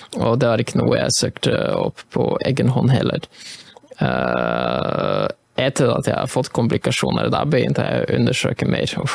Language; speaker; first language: Norwegian; non-native, fluent; Polish